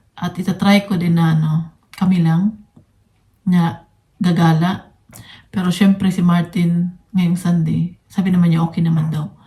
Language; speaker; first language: Filipino; non-native, local second language; Cebuano